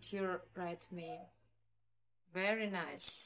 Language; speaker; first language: English; non-native, learner; Russian